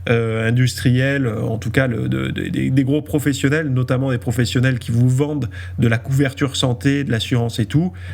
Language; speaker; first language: French; native; French